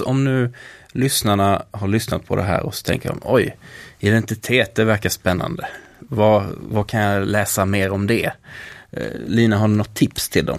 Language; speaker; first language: Swedish; native; Swedish